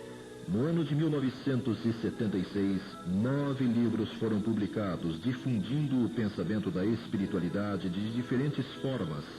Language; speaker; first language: Portuguese; native; Portuguese